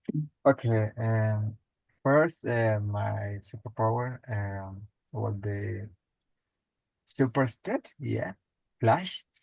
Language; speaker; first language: English; non-native, learner; Spanish